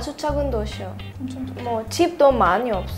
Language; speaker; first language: Korean; non-native, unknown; Russian